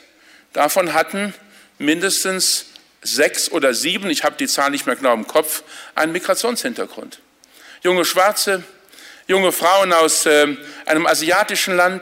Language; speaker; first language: German; native; German